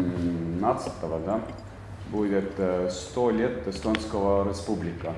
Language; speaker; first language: Russian; non-native, learner; Estonian